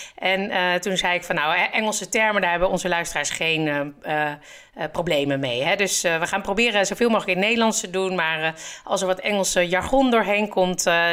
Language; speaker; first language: Dutch; native; Dutch